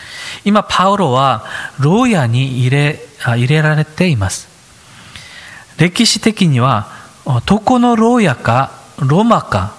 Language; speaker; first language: Japanese; non-native, fluent; Korean